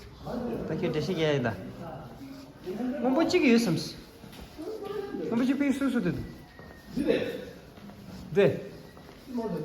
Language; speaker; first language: Hindi; non-native, local second language; Tibetan